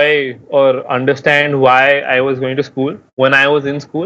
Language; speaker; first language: English; non-native, local second language; Hindi